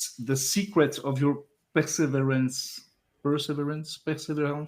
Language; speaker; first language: English; non-native, learner; French